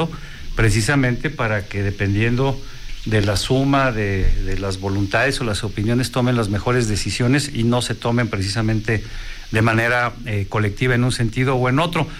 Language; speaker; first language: Spanish; native; Spanish